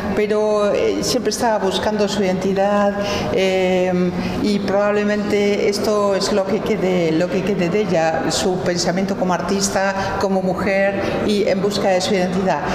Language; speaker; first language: Spanish; native; Spanish